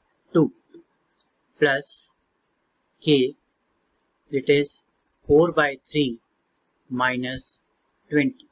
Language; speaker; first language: English; non-native, local second language; Hindi